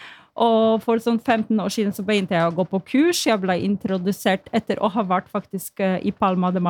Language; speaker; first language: Norwegian; non-native, fluent; Polish